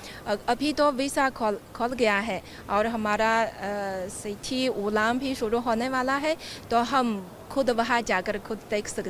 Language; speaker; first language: Hindi; non-native, fluent; Chinese